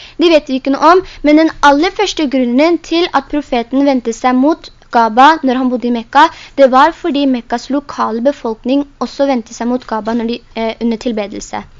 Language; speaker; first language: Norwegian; early bilingual, other home language; Urdu